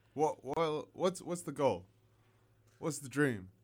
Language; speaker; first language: English; non-native, fluent; Arabic